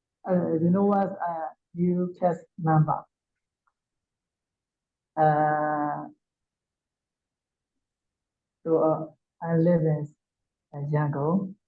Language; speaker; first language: English; non-native, learner; Burmese